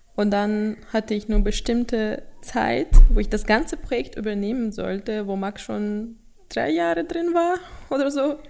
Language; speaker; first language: German; non-native, fluent; Russian